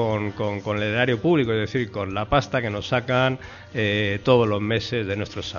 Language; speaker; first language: Spanish; native; Spanish